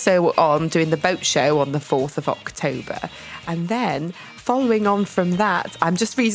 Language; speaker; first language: English; native; English